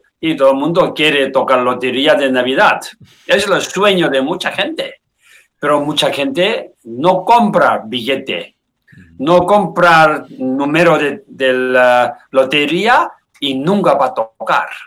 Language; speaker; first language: Spanish; non-native, learner; Tibetan